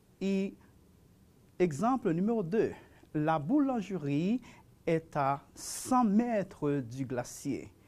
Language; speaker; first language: French; non-native, fluent; Spanish